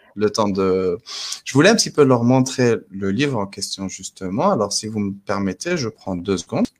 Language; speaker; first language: French; non-native, local second language; Arabic